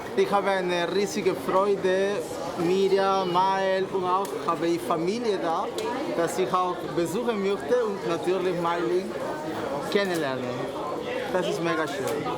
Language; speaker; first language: German; non-native, fluent; Spanish